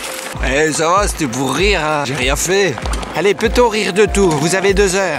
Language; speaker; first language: French; native; French